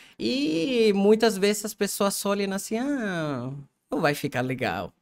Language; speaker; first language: Portuguese; non-native, fluent; Spanish